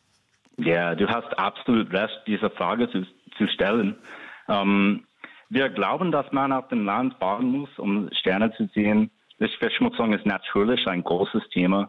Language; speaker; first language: German; non-native, fluent; English